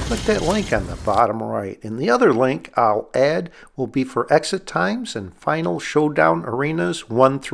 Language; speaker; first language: English; native; English